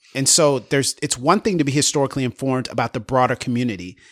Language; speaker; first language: English; early bilingual, other home language; Yoruba